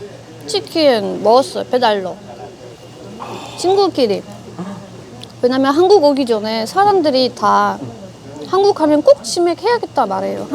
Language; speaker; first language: Korean; non-native, learner; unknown